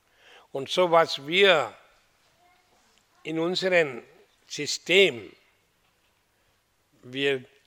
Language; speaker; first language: German; non-native, learner; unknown